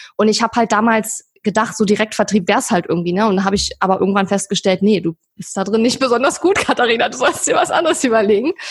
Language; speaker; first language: German; native; German